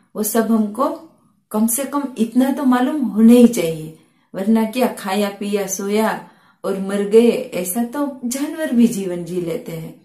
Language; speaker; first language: Hindi; non-native, local second language; Gujarati